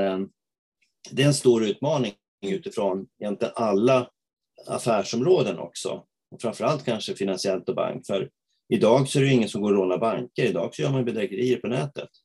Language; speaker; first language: Swedish; native; Swedish